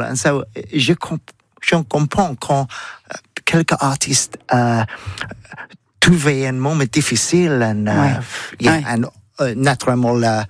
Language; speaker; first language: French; non-native, learner; English